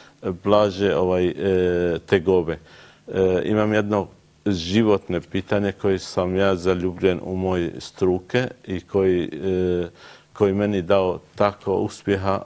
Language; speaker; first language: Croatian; non-native, learner; Arabic